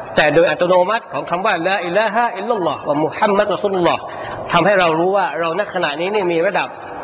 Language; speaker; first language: Thai; non-native, local second language; Pattani Malay